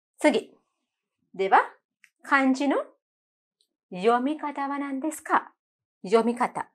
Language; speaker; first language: Japanese; non-native, fluent; Sinhala